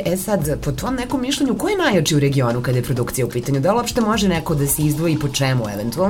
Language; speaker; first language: Serbian; native; Serbian